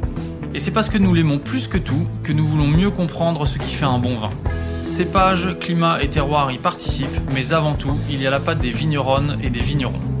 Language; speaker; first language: French; native; French